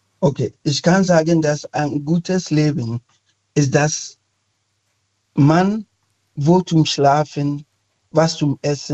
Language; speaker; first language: German; non-native, fluent; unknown